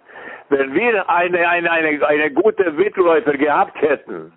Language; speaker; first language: German; non-native, fluent; Serbian